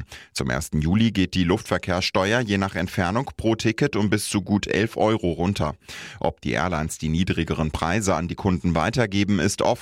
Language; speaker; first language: German; native; German